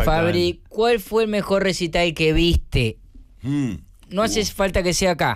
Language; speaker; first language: Spanish; native; Spanish